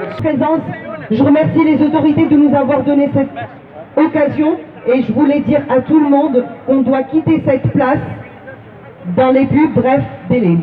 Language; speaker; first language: French; non-native, local second language; Arabic